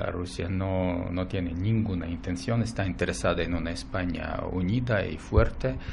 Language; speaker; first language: Spanish; non-native, fluent; Russian